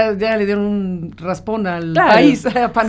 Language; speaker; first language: Spanish; native; Spanish